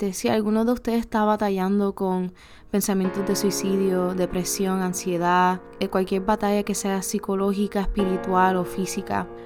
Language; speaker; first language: Spanish; early bilingual, heritage; Spanish